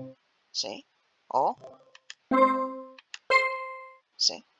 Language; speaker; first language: Spanish; non-native, learner; English